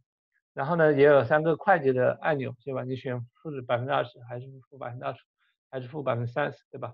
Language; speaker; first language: Chinese; native; Chinese